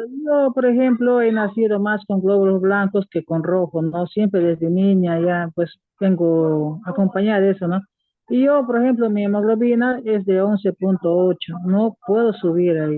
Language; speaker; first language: Spanish; native; Spanish